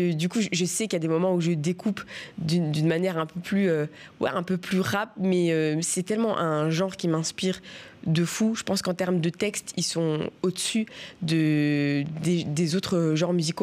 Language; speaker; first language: French; native; French